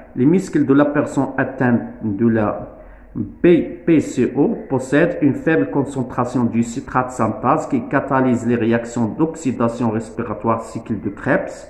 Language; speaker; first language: French; non-native, local second language; Arabic